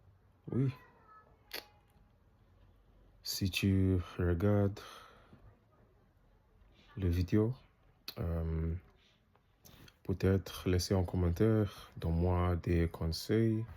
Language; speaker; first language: French; non-native, learner; English